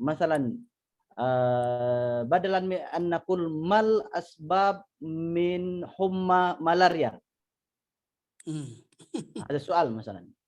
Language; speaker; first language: Arabic; non-native, fluent; Indonesian